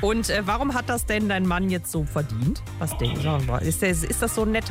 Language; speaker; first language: German; native; German